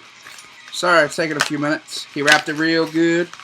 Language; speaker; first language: English; native; English